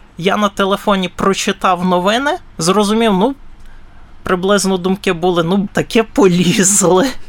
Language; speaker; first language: Ukrainian; native; Ukrainian